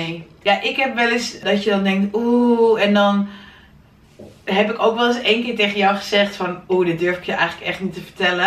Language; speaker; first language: Dutch; native; Dutch